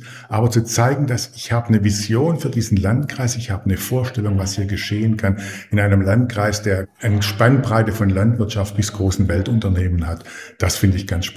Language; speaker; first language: German; native; German